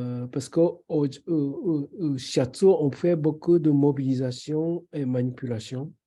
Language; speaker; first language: French; non-native, fluent; Japanese